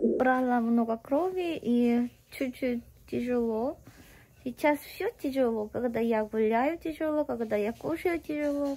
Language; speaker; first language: Russian; non-native, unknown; Korean